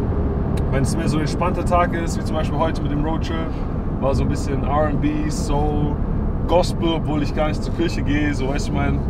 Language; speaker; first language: German; native; German